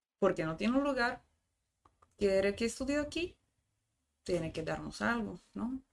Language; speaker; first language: Spanish; non-native, fluent; Russian